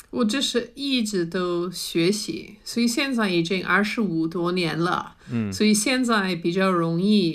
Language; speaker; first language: Chinese; non-native, fluent; English